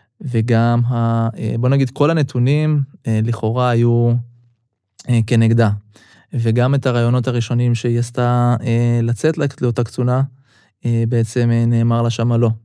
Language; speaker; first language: Hebrew; early bilingual, other home language; Russian